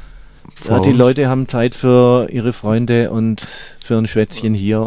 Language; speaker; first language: German; native; German